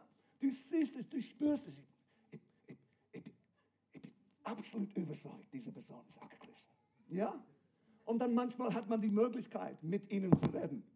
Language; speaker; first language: German; non-native, fluent; English